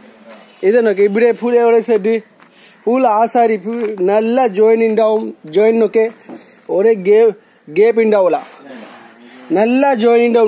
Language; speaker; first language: Malayalam; non-native, learner; Hindi